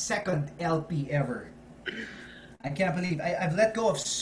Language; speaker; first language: English; non-native, local second language; Filipino